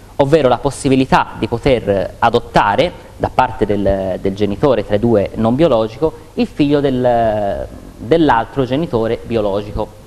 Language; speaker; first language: Italian; native; Italian